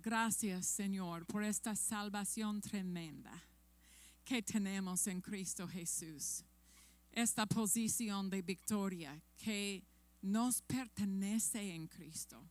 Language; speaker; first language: Spanish; non-native, fluent; English